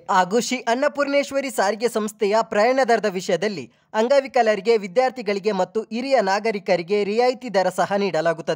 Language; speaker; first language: Kannada; native; Kannada